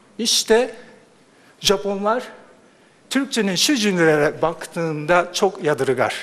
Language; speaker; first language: Turkish; non-native, fluent; Japanese